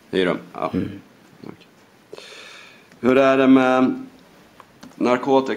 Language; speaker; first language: Swedish; native; Swedish